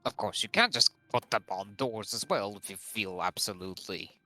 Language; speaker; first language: English; non-native, fluent; Latvian